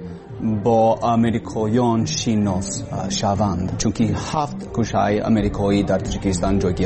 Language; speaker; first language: Persian; non-native, learner; English